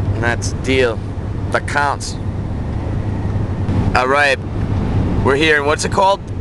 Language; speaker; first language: English; native; English